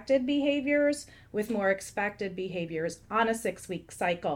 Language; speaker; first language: English; native; English